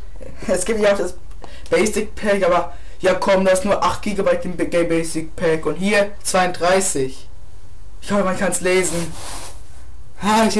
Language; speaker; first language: German; native; German